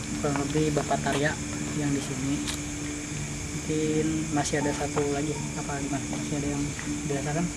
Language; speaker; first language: Indonesian; native; Indonesian